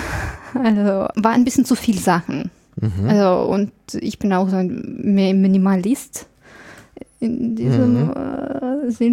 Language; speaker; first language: German; non-native, fluent; English